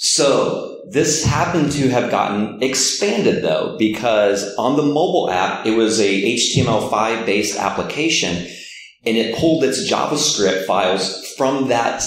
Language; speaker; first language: English; native; English